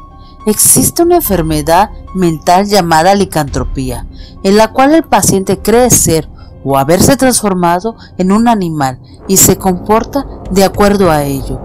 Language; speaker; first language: Spanish; native; Spanish